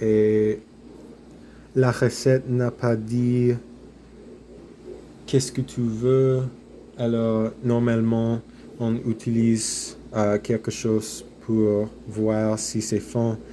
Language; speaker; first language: French; non-native, learner; English